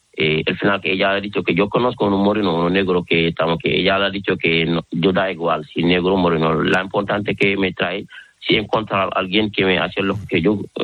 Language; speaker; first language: Spanish; non-native, learner; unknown